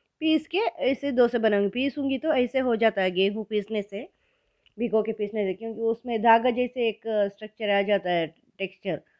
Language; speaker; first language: Hindi; non-native, local second language; Kannada